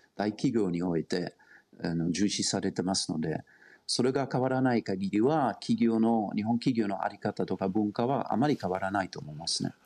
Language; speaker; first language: Japanese; non-native, fluent; German